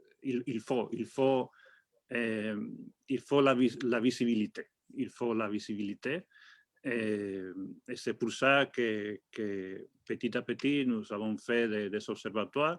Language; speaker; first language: French; non-native, fluent; Spanish